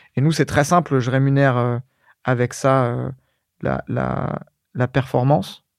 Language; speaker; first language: French; native; French